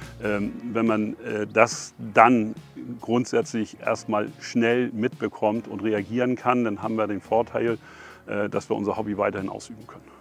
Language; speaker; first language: German; native; German